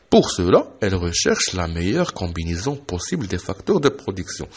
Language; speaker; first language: French; non-native, local second language; Arabic